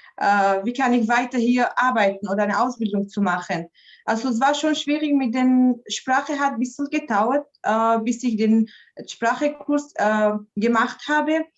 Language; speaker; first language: German; non-native, fluent; Arabic